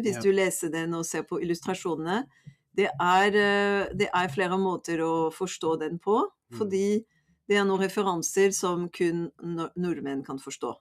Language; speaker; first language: Norwegian; non-native, fluent; French